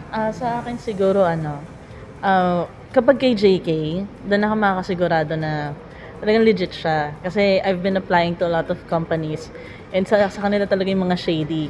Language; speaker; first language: Filipino; native; Filipino